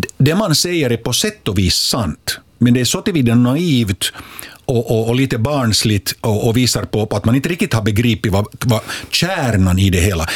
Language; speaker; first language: Swedish; native; Swedish